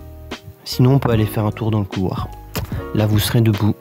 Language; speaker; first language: French; native; French